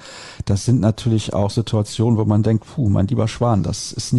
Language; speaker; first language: German; native; German